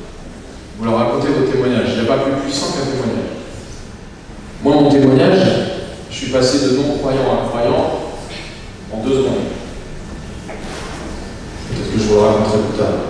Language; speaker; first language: French; native; French